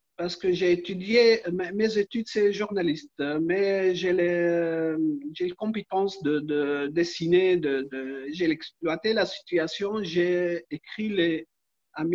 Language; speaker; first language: French; non-native, learner; Arabic